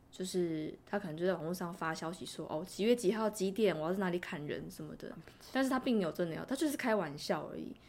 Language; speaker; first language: Chinese; native; Chinese